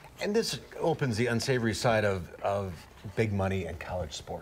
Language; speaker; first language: English; native; English